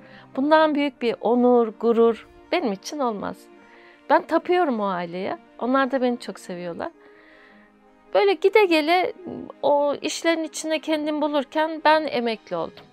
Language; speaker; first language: Turkish; native; Turkish